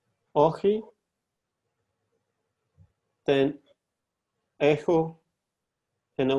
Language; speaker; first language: Greek; non-native, learner; English